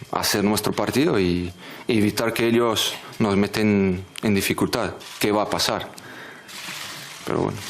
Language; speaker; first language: Spanish; non-native, fluent; French